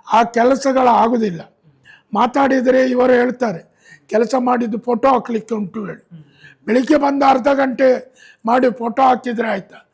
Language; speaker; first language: Kannada; native; Kannada